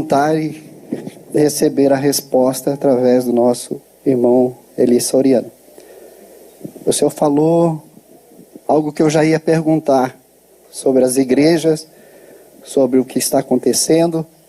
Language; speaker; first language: Portuguese; native; Portuguese